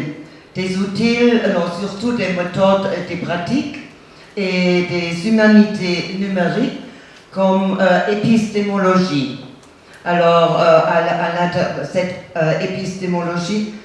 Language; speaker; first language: French; non-native, fluent; German